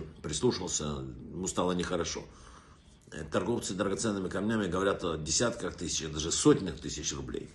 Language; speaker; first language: Russian; native; Russian